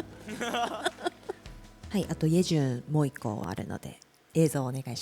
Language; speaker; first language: Japanese; native; Japanese